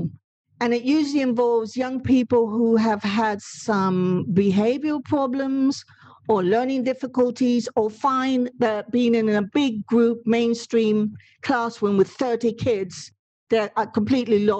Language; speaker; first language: English; non-native, fluent; Spanish